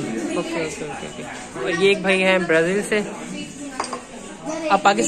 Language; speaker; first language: Urdu; non-native, local second language; Punjabi